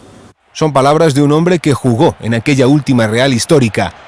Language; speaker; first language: Spanish; native; Spanish